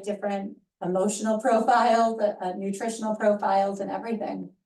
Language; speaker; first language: English; native; English